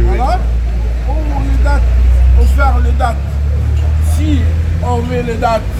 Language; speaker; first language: French; non-native, learner; Arabic